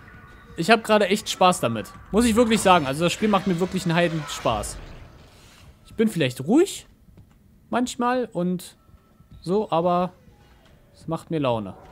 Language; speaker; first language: German; native; German